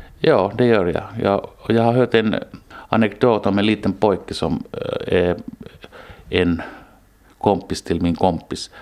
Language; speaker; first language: Swedish; non-native, local second language; Finnish